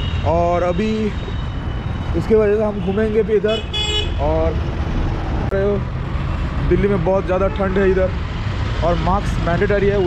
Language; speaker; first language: Hindi; non-native, local second language; Bangla